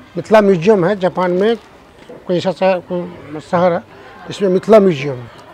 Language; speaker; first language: Hindi; native; Hindi